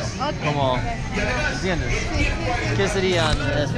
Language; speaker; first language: Spanish; non-native, learner; Swedish